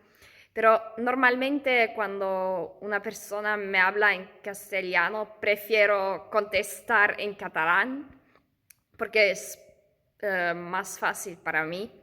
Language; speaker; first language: Spanish; non-native, learner; German